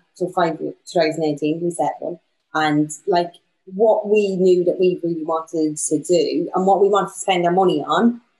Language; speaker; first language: English; native; English